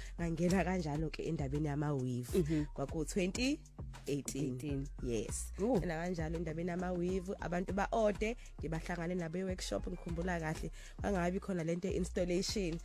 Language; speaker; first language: Zulu; non-native, local second language; Xhosa